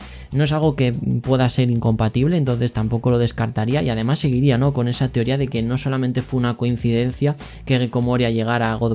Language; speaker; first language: Spanish; native; Spanish